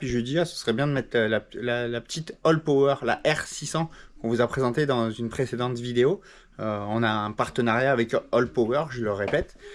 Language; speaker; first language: French; native; French